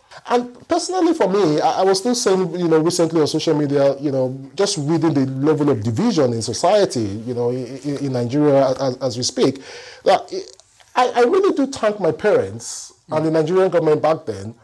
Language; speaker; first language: English; non-native, local second language; Yoruba